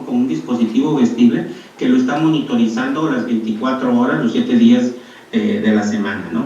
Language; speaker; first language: Spanish; native; Spanish